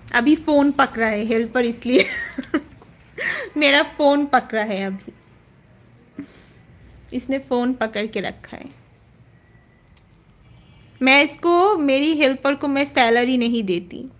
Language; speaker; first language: Hindi; non-native, learner; Bangla